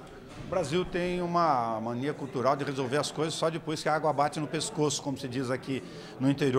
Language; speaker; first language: Portuguese; native; Portuguese